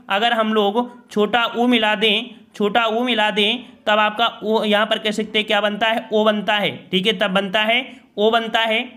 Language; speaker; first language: Hindi; native; Hindi